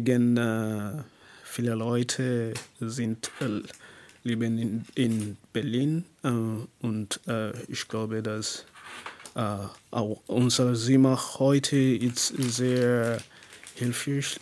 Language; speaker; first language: German; non-native, learner; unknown